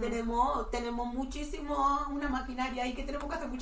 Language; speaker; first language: Spanish; native; Spanish